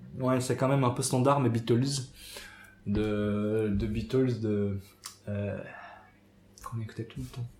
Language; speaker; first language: French; non-native, fluent; Japanese